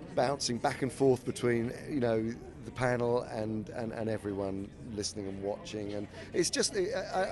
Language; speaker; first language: English; native; English